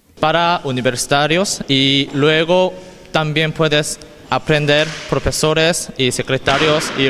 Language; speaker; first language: Spanish; non-native, learner; Korean